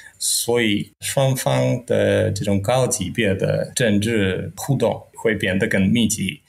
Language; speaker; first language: Chinese; non-native, fluent; Czech